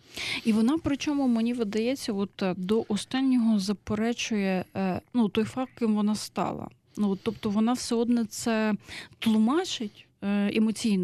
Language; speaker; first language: Ukrainian; native; Ukrainian